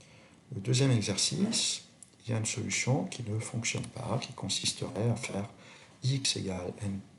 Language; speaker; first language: French; native; French